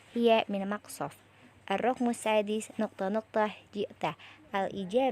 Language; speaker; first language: Arabic; non-native, learner; Indonesian